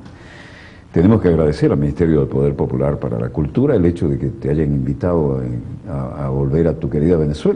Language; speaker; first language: Spanish; native; Spanish